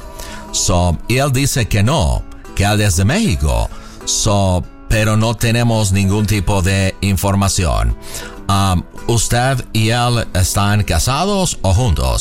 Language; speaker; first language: Spanish; native; Spanish